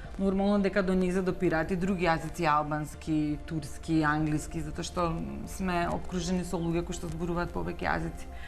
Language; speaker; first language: Macedonian; native; Macedonian